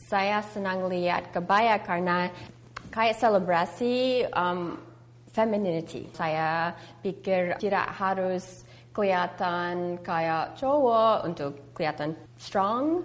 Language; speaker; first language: Indonesian; early bilingual, heritage; English